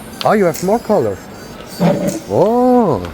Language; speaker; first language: English; non-native, learner; German